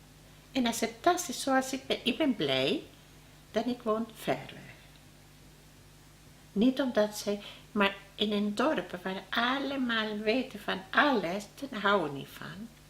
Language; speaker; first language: Dutch; non-native, learner; Spanish